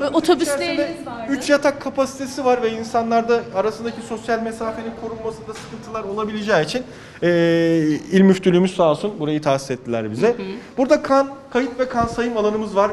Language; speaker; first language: Turkish; native; Turkish